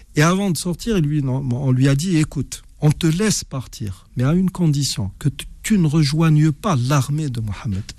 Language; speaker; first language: French; non-native, local second language; Arabic